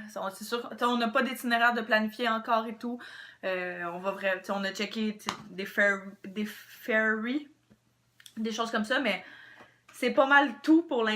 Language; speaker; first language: French; native; French